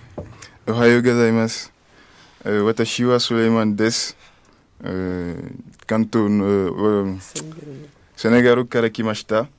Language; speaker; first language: Japanese; non-native, learner; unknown